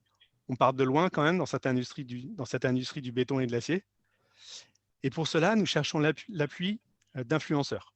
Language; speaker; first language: French; native; French